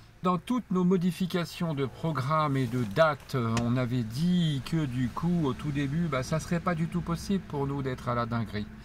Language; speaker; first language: French; native; French